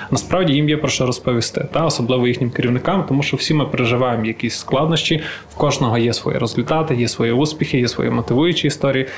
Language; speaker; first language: Ukrainian; native; Ukrainian